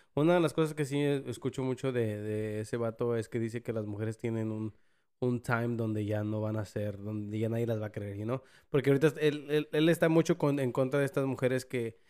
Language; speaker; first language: Spanish; early bilingual, heritage; Spanish